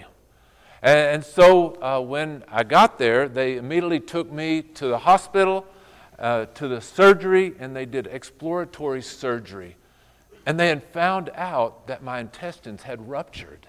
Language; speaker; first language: English; native; English